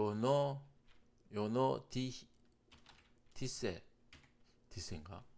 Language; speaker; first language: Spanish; non-native, learner; Korean